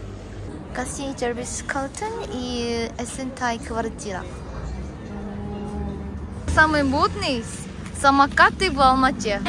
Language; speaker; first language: Russian; non-native, learner; Korean